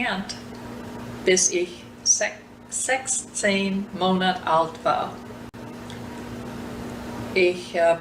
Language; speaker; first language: German; early bilingual, heritage; German